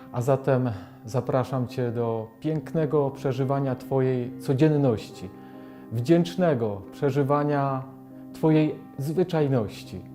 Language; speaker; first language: Polish; native; Polish